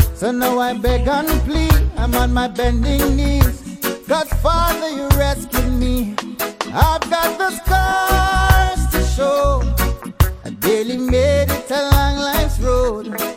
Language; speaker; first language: English; non-native, local second language; Akan